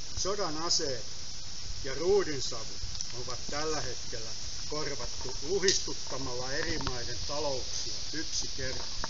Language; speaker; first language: Finnish; native; Finnish